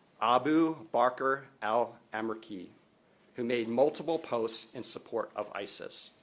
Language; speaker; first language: English; native; English